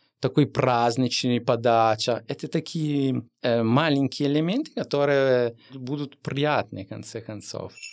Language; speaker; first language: Russian; non-native, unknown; Italian